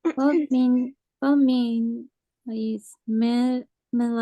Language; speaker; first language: English; non-native, learner; Japanese